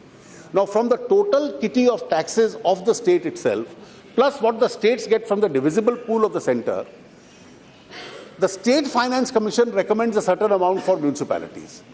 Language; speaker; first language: English; non-native, local second language; Hindi